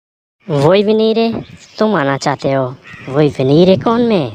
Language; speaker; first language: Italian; non-native, learner; Urdu